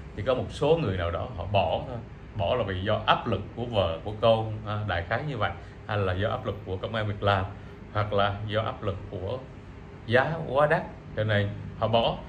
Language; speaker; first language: Vietnamese; native; Vietnamese